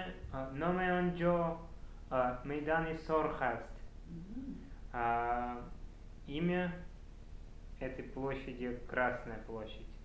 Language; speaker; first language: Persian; non-native, learner; Russian